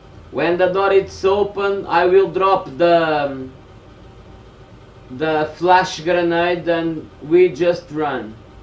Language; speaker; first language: English; non-native, fluent; Portuguese